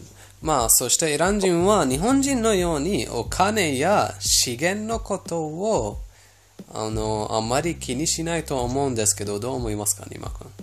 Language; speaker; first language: Japanese; non-native, fluent; Persian